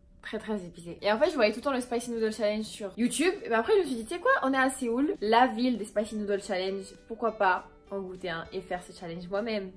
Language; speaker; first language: French; early bilingual, other home language; Arabic